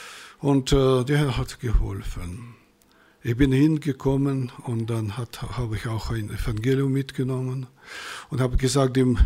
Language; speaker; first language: German; non-native, fluent; Russian